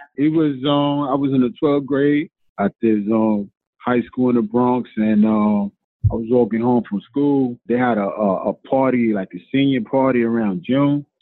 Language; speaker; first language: English; non-native, fluent; Spanish